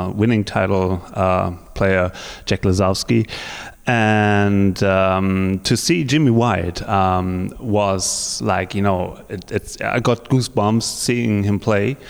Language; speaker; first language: English; non-native, fluent; German